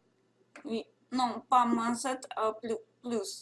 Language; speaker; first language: French; non-native, learner; Russian